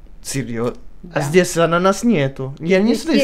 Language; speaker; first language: Russian; early bilingual, heritage; Italian